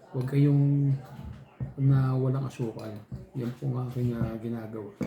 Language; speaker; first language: Filipino; native; Filipino